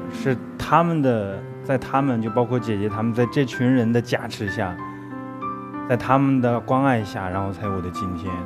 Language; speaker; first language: Chinese; non-native, local second language; Mongolian